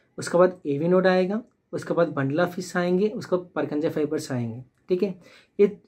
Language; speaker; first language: Hindi; non-native, local second language; Telugu